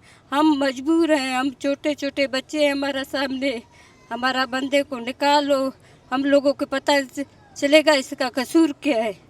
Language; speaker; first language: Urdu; non-native, local second language; Baluchi